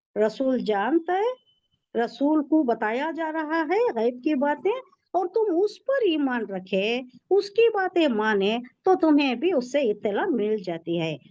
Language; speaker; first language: Urdu; native; Urdu